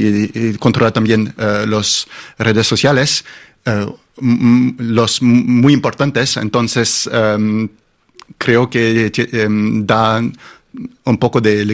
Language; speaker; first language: Spanish; non-native, fluent; German